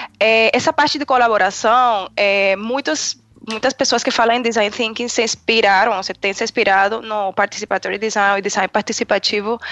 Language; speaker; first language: Portuguese; non-native, fluent; Spanish